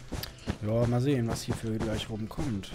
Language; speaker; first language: German; native; German